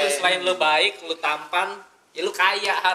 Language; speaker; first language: Indonesian; native; Indonesian